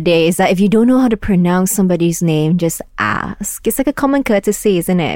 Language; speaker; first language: English; non-native, local second language; Cantonese